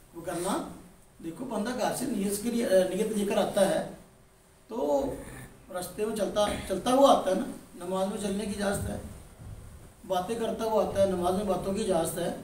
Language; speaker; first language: Urdu; non-native, local second language; Punjabi